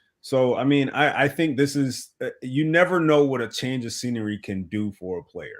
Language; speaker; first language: English; native; English